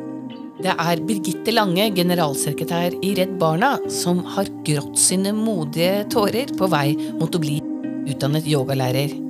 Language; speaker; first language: Norwegian; native; Norwegian